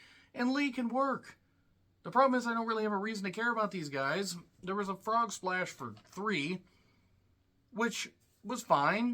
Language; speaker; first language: English; native; English